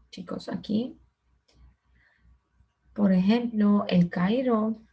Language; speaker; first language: Spanish; non-native, fluent; Turkish